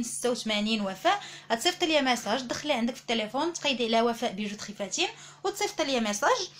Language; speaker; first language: Arabic; native; Arabic